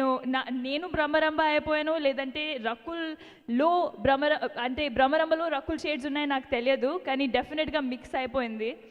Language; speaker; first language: Telugu; non-native, fluent; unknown